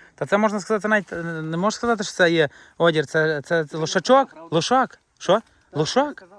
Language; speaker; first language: Ukrainian; native; Ukrainian